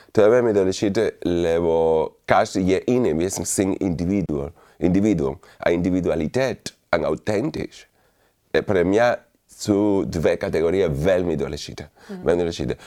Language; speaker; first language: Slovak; non-native, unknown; Spanish